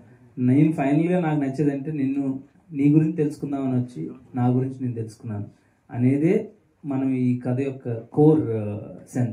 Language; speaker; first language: Telugu; native; Telugu